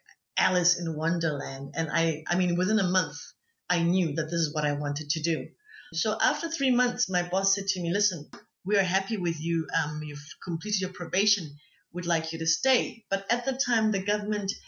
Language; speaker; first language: English; non-native, local second language; Tswana